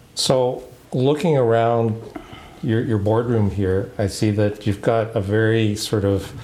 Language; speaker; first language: English; native; English